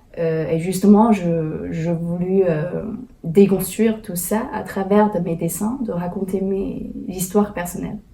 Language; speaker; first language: French; non-native, fluent; Chinese